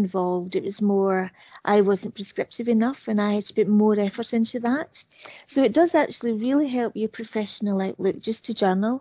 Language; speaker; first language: English; native; English